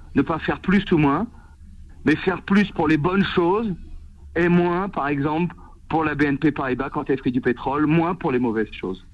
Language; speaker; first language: French; native; French